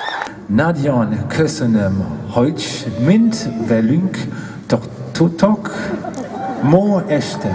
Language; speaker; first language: Hungarian; non-native, learner; German